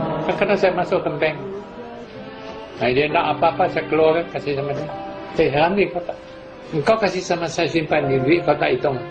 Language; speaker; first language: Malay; non-native, local second language; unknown